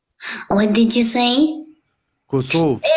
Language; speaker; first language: English; non-native, learner; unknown